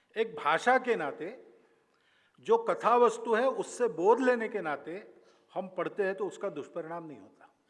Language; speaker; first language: Hindi; non-native, local second language; Marathi